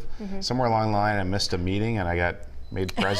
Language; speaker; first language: English; native; English